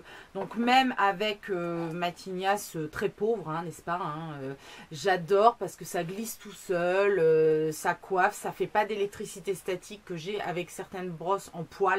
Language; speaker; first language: French; native; French